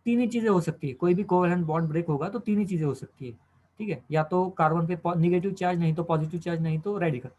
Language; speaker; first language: Hindi; non-native, local second language; Marathi